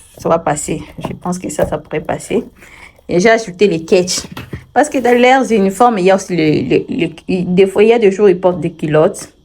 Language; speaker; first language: French; non-native, local second language; Swahili